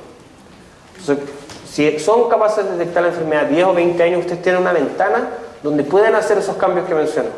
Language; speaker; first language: Spanish; native; Spanish